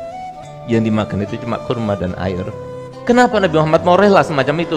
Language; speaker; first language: Indonesian; native; Indonesian